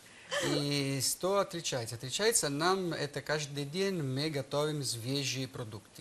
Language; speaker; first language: Russian; non-native, learner; Italian